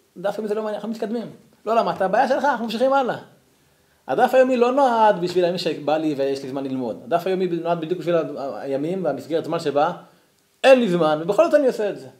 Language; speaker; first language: Hebrew; native; Hebrew